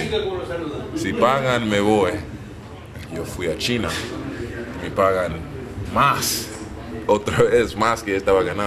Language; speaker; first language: Spanish; non-native, learner; English